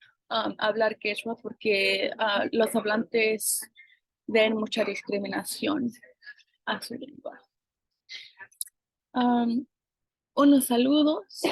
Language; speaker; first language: Spanish; non-native, fluent; English